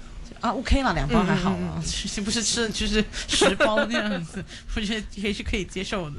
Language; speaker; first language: Chinese; non-native, local second language; Cantonese